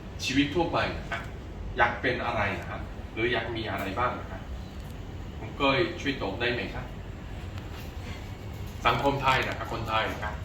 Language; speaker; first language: Thai; non-native, fluent; Korean